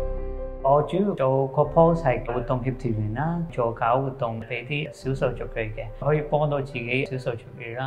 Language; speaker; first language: Cantonese; early bilingual, other home language; Punjabi